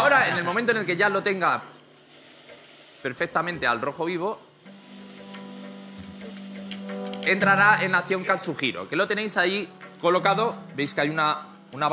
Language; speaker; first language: Spanish; native; Spanish